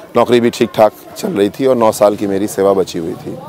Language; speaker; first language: Hindi; native; Hindi